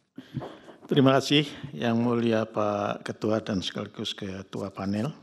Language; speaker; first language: Indonesian; native; Indonesian